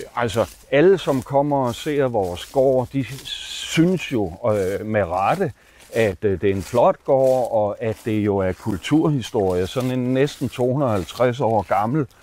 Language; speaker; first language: Danish; native; Danish